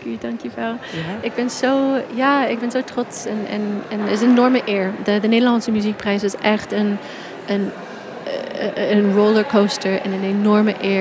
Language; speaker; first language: Dutch; non-native, fluent; English